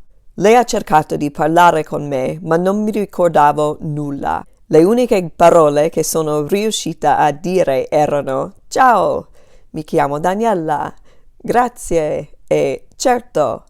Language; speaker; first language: Italian; non-native, fluent; English